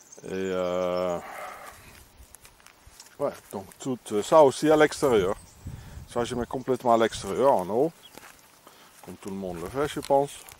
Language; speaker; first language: French; non-native, fluent; Dutch